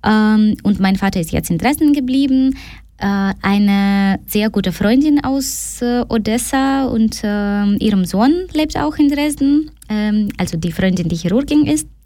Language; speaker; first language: German; non-native, fluent; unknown